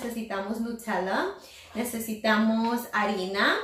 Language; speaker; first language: Spanish; early bilingual, heritage; English